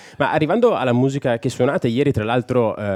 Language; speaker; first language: Italian; native; Italian